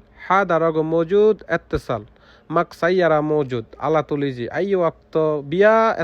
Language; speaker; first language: Arabic; non-native, learner; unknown